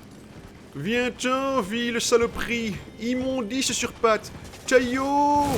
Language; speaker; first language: French; native; French